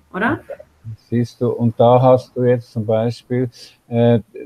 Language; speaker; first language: German; native; German